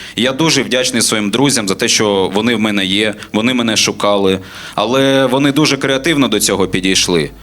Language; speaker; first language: Ukrainian; non-native, local second language; Russian